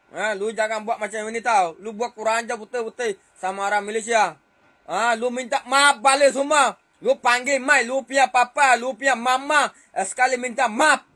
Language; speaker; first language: Malay; non-native, fluent; Rohingya